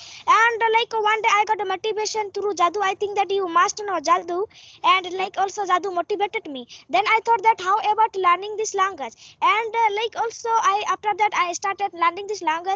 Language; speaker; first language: English; non-native, learner; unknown